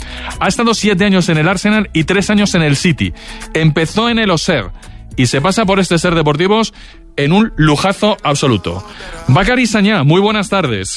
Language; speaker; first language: Spanish; native; Spanish